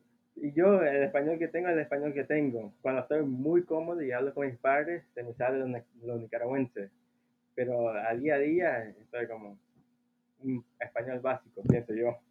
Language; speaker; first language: Spanish; early bilingual, heritage; Spanish